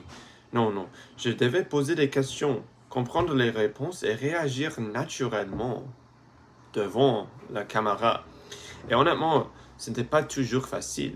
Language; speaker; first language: French; non-native, learner; English